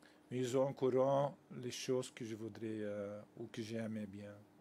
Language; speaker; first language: French; non-native, fluent; Dutch